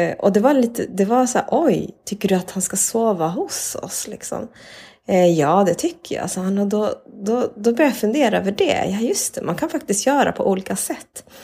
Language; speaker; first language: Swedish; early bilingual, other home language; Spanish